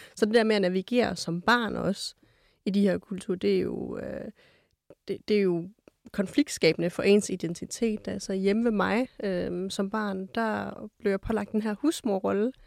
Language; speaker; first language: Danish; early bilingual, other home language; Kurdish